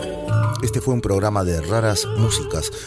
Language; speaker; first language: Spanish; native; Spanish